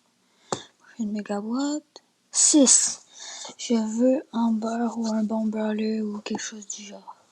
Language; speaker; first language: French; native; French